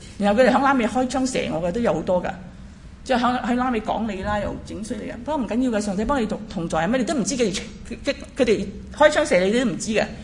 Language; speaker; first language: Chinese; native; Chinese